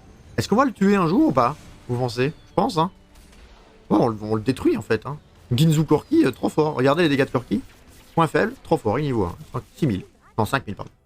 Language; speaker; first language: French; native; French